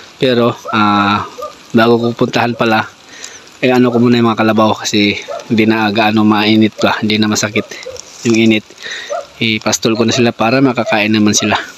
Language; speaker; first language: Filipino; non-native, local second language; Cebuano